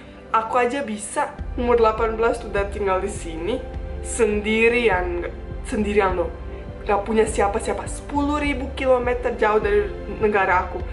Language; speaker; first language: Indonesian; non-native, fluent; Bosnian